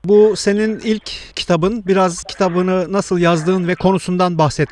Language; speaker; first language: Turkish; native; Turkish